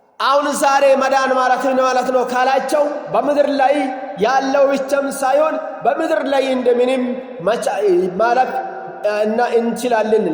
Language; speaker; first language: Amharic; non-native, local second language; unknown